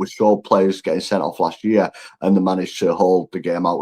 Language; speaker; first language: English; native; English